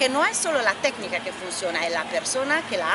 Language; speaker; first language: Spanish; non-native, fluent; Italian